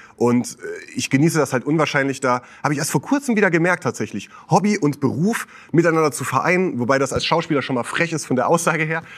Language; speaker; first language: German; native; German